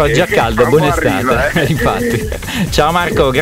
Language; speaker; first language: Italian; native; Italian